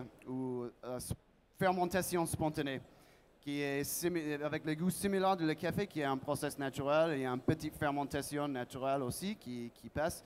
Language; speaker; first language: French; non-native, learner; English